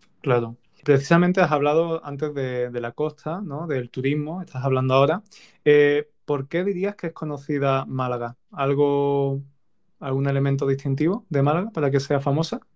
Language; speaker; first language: Spanish; native; Spanish